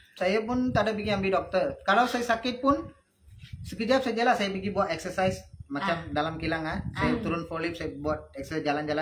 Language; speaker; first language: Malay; non-native, local second language; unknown